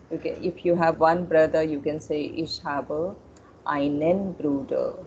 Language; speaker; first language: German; non-native, fluent; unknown